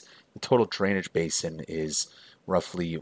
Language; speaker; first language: English; native; English